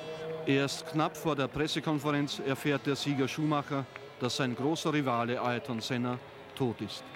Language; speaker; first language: German; native; German